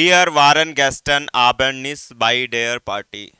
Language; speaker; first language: German; non-native, learner; Hindi